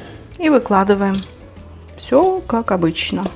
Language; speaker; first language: Russian; native; Russian